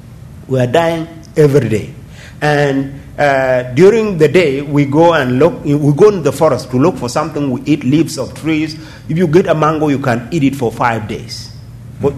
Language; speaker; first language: English; non-native, fluent; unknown